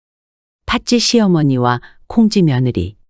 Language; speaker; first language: Korean; native; Korean